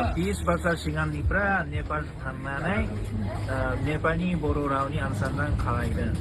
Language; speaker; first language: Bodo; non-native, fluent; Japanese